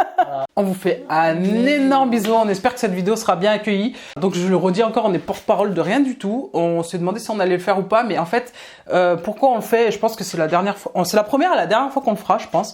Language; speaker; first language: French; native; French